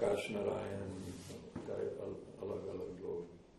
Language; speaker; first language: Hindi; non-native, fluent; English